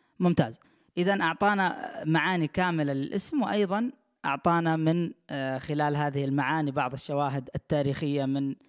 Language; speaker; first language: Arabic; native; Arabic